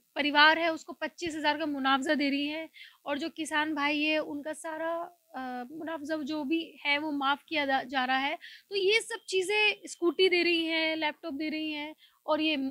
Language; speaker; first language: Hindi; native; Hindi